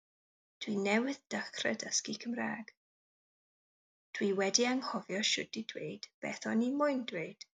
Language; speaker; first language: Welsh; non-native, learner; English